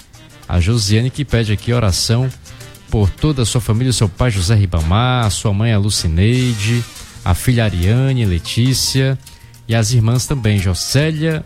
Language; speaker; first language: Portuguese; native; Portuguese